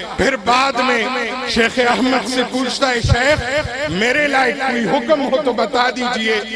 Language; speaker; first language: Urdu; non-native, local second language; Pashto